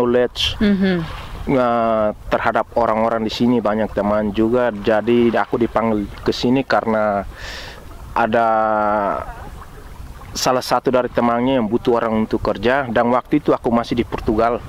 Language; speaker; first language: Indonesian; non-native, local second language; Tetum